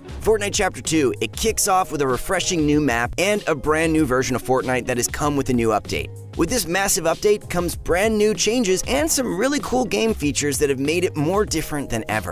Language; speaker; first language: English; native; English